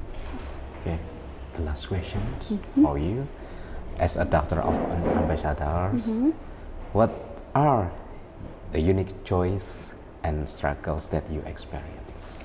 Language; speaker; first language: English; non-native, learner; Indonesian